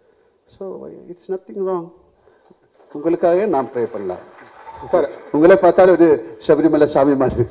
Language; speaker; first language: Tamil; non-native, local second language; Malayalam